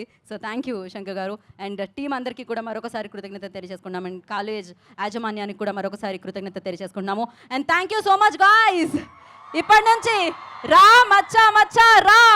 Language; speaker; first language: Telugu; native; Telugu